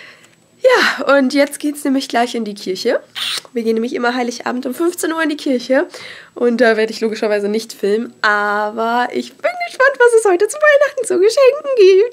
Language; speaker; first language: German; native; German